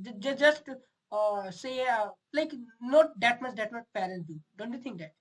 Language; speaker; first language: English; non-native, local second language; Hindi